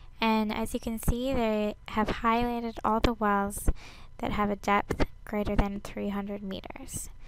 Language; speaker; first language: English; native; English